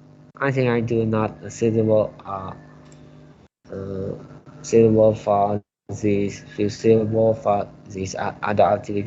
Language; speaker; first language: English; non-native, learner; Vietnamese